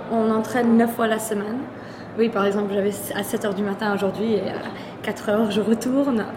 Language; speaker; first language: French; early bilingual, other home language; German